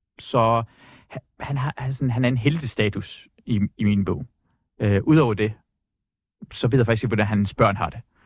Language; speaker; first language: Danish; early bilingual, other home language; Persian